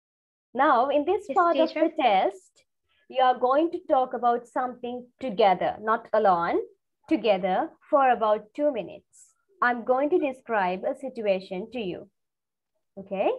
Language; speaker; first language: English; non-native, fluent; Sinhala